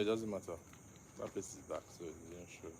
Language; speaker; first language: English; non-native, local second language; Igbo